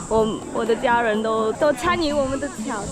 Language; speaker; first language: Chinese; early bilingual, heritage; English